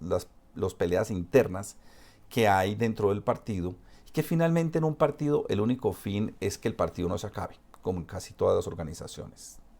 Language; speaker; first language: Spanish; native; Spanish